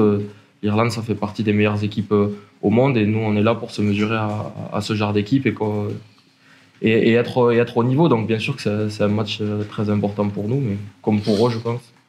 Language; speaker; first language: French; native; French